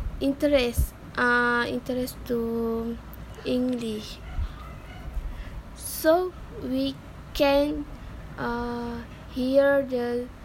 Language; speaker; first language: English; non-native, learner; Malay